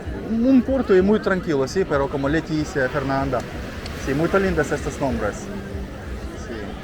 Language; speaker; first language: Portuguese; non-native, learner; Russian